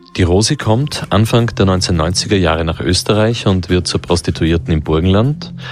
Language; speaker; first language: German; native; German